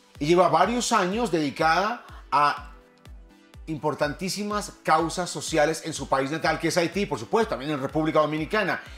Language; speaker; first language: Spanish; native; Spanish